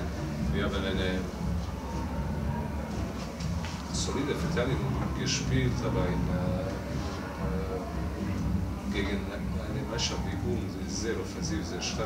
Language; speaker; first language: German; non-native, learner; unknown